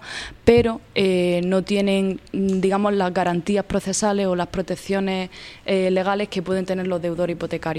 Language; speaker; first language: Spanish; native; Spanish